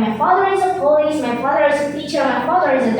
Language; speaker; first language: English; non-native, fluent; Indonesian